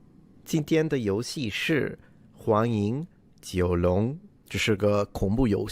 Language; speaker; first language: Chinese; non-native, learner; English